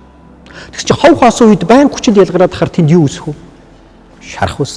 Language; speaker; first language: Mongolian; native; Mongolian